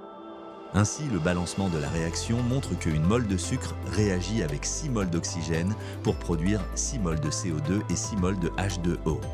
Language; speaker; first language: French; native; French